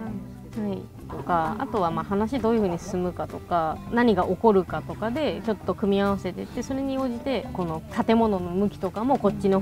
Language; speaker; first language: Japanese; native; Japanese